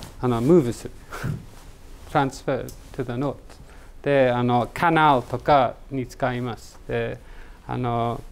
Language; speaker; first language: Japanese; non-native, learner; English